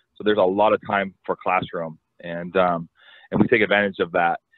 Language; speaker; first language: English; native; English